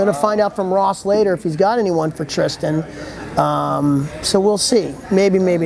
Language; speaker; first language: English; native; English